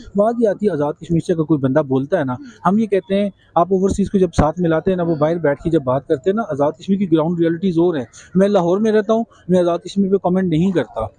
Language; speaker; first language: Urdu; non-native, local second language; Kashmiri